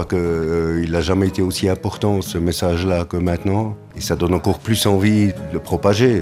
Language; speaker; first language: French; native; French